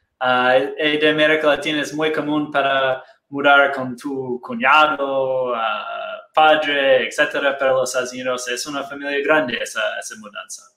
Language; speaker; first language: Spanish; non-native, fluent; Portuguese